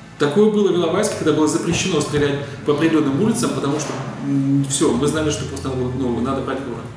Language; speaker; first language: Russian; native; Russian